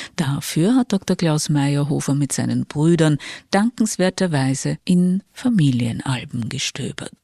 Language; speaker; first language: German; native; German